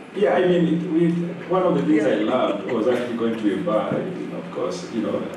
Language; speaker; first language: English; non-native, local second language; Kikuyu